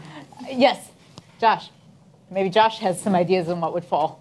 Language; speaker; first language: English; native; English